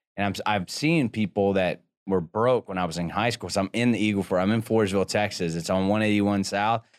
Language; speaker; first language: English; native; English